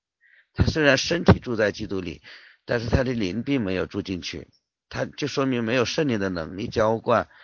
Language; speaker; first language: Chinese; native; Chinese